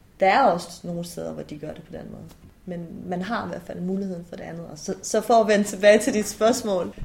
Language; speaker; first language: Danish; early bilingual, other home language; Persian